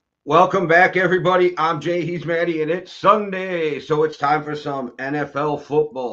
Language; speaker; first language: English; native; English